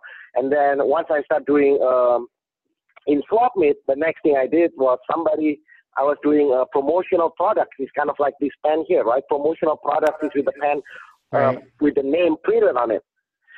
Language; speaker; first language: English; non-native, fluent; Indonesian